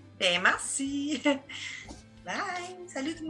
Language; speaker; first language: French; native; French